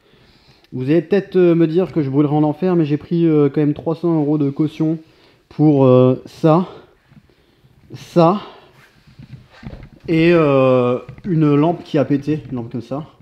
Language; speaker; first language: French; native; French